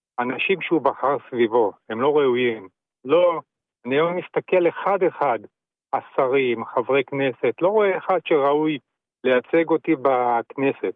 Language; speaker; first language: Hebrew; native; Hebrew